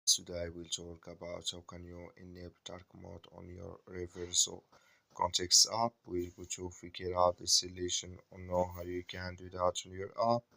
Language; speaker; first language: English; non-native, fluent; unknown